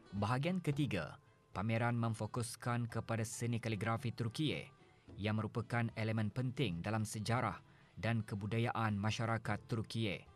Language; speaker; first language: Malay; native; Malay